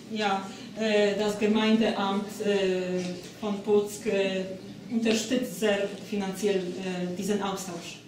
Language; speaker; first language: German; non-native, learner; Polish